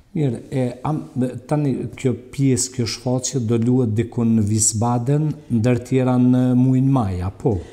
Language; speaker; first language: Albanian; native; Albanian